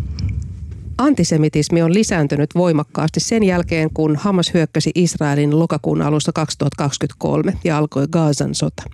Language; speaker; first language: Finnish; native; Finnish